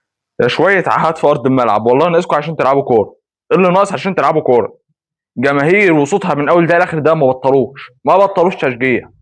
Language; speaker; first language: Arabic; native; Arabic